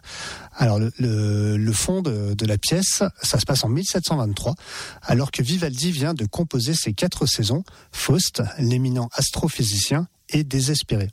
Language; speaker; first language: French; native; French